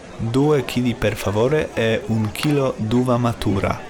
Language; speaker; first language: Italian; non-native, fluent; Polish